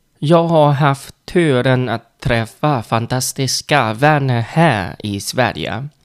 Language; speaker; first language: Swedish; non-native, learner; Vietnamese